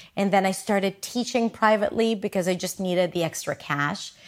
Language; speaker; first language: English; non-native, fluent; Hebrew